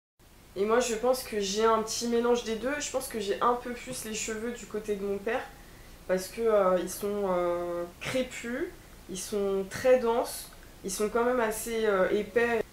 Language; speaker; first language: French; native; French